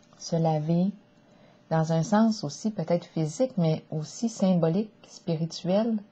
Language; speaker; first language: French; native; French